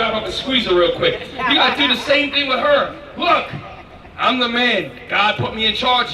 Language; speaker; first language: English; native; English